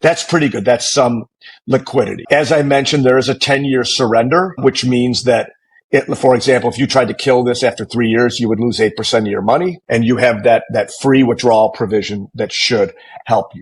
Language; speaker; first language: English; native; English